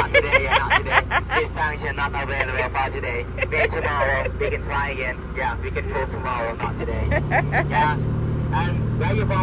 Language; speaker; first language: English; non-native, fluent; Thai